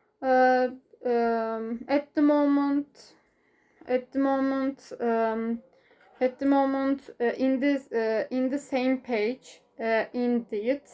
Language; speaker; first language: English; non-native, learner; Turkish